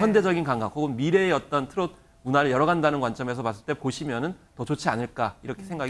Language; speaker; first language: Korean; native; Korean